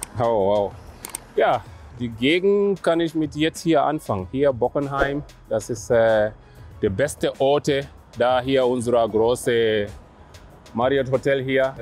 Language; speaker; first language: German; non-native, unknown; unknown